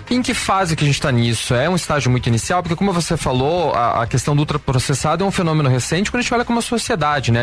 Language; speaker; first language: Portuguese; native; Portuguese